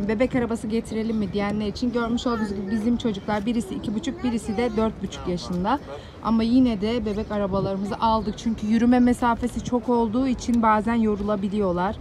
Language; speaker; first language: Turkish; native; Turkish